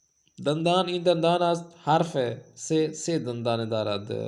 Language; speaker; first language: Persian; non-native, fluent; Urdu